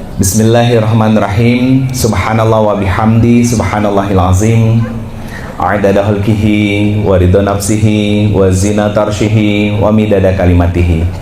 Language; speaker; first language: Indonesian; native; Indonesian